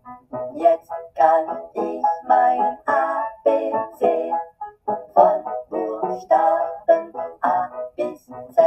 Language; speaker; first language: German; non-native, learner; Bangla